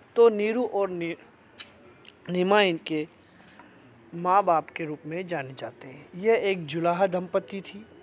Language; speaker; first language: Hindi; native; Hindi